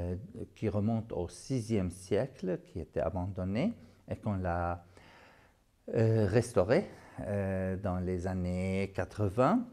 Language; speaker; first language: French; non-native, local second language; Arabic